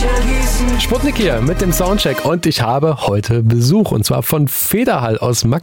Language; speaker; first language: German; native; German